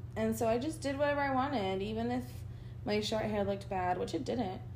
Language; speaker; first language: English; early bilingual, other home language; Spanish